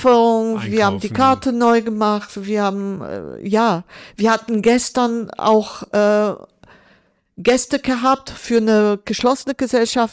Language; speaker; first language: German; non-native, fluent; Portuguese